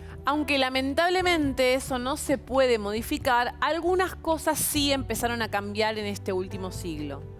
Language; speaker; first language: Spanish; native; Spanish